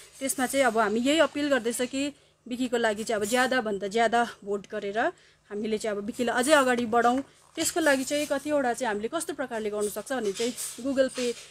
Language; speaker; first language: Nepali; native; Nepali